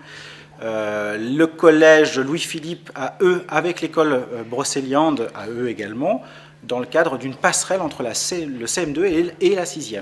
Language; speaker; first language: French; native; French